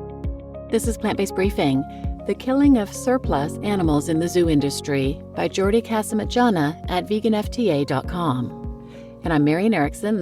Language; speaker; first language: English; native; English